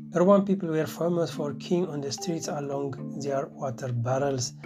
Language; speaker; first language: English; non-native, fluent; Tigrinya